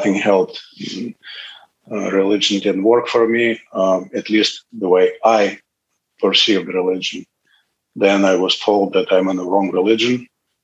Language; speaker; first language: English; non-native, fluent; Russian